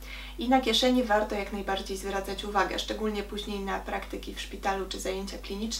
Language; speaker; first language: Polish; native; Polish